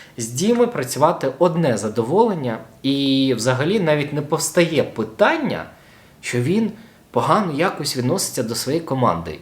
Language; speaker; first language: Ukrainian; native; Ukrainian